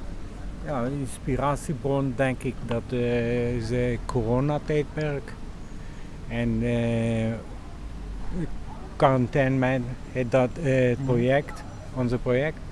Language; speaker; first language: Dutch; non-native, learner; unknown